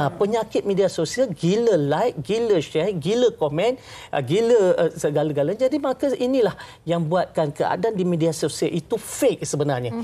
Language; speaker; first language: Malay; native; Malay